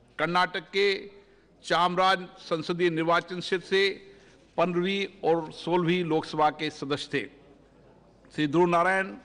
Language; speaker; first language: Hindi; native; Hindi